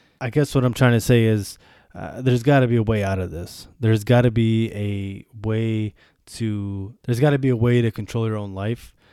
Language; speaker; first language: English; early bilingual, other home language; Bosnian